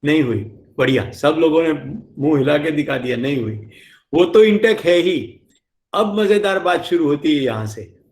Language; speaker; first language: Hindi; non-native, local second language; Gujarati